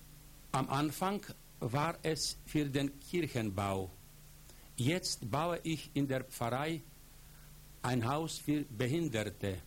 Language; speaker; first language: German; non-native, fluent; Polish